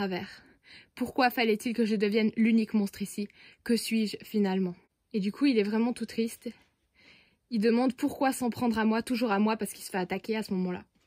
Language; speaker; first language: French; native; French